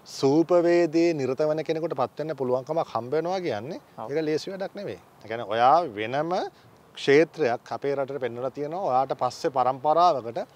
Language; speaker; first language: Sinhala; native; Sinhala